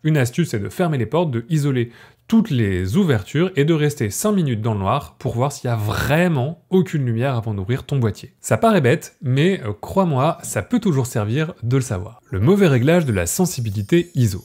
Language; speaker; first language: French; native; French